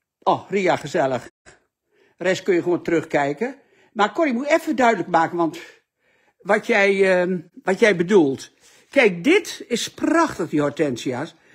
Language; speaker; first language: Dutch; native; Dutch